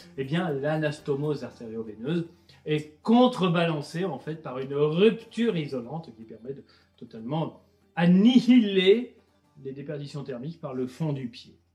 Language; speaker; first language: French; native; French